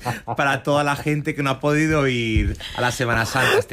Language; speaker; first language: Spanish; native; Spanish